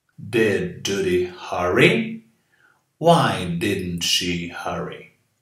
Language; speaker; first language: English; non-native, fluent; Portuguese